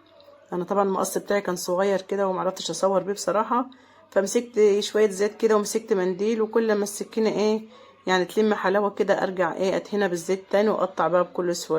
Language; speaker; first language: Arabic; native; Arabic